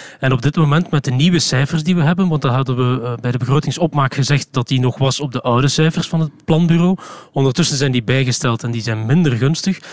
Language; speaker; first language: Dutch; native; Dutch